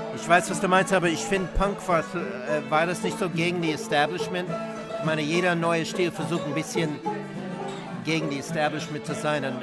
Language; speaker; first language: German; non-native, fluent; English